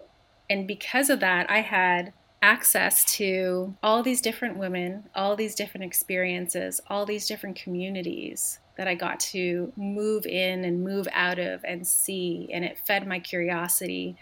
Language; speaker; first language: English; native; English